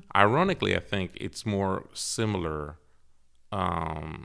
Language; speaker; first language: English; early bilingual, other home language; Spanish